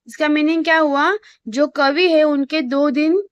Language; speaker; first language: Hindi; non-native, local second language; Marathi